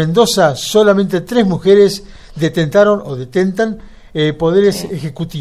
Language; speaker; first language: Spanish; native; Spanish